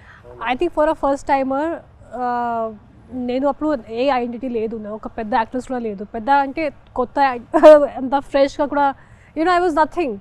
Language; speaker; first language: Telugu; non-native, local second language; Hindi